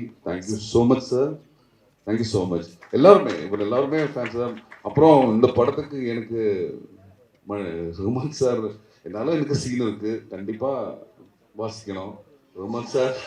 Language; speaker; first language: Tamil; non-native, learner; Malayalam